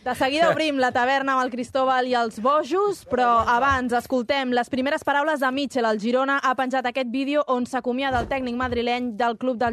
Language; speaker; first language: Catalan; native; Catalan